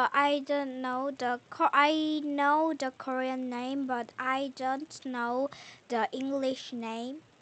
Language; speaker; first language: English; non-native, learner; Korean